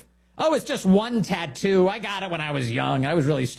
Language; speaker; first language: English; native; English